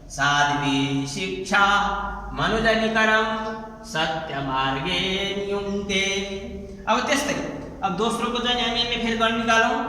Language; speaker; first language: Nepali; native; Nepali